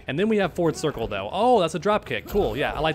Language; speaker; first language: English; native; English